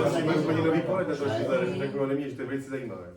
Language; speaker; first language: Czech; non-native, fluent; Spanish